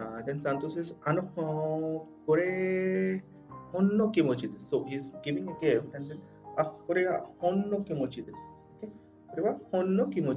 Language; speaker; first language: Japanese; non-native, fluent; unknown